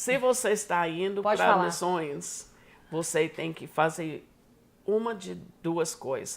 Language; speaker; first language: Portuguese; non-native, fluent; English